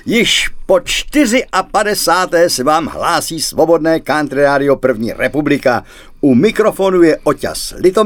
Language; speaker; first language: Czech; native; Czech